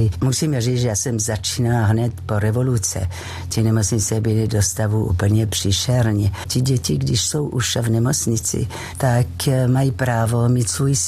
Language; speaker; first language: Czech; non-native, fluent; French